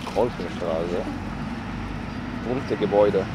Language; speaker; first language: German; non-native, learner; Swedish